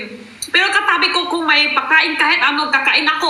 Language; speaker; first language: Filipino; non-native, local second language; Cebuano